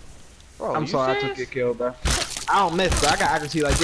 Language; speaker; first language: English; native; English